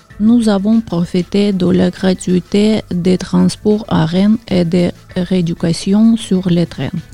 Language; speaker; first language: French; non-native, learner; Ukrainian